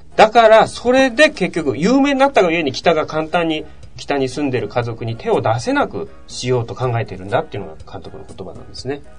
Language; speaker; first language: Japanese; native; Japanese